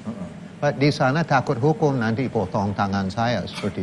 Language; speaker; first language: Indonesian; non-native, learner; English